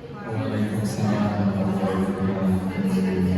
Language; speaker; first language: Indonesian; native; Indonesian